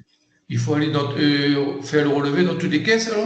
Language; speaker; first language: French; native; French